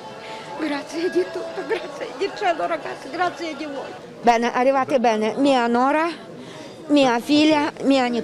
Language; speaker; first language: Italian; non-native, learner; Ukrainian